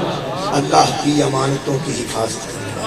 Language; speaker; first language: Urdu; non-native, local second language; Punjabi